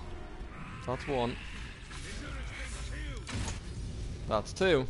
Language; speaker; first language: English; native; English